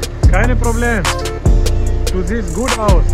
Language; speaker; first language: German; non-native, learner; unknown